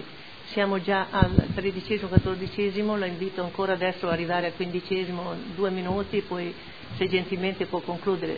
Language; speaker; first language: Italian; native; Italian